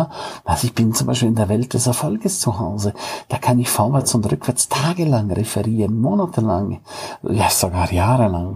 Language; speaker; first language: German; native; German